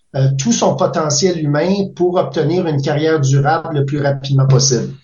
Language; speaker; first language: French; native; French